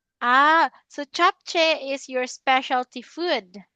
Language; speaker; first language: English; non-native, local second language; Filipino